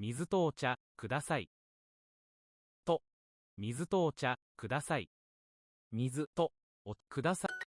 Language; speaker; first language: Japanese; non-native, learner; English